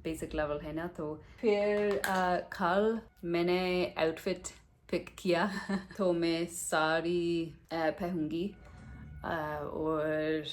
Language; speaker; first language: Hindi; non-native, learner; English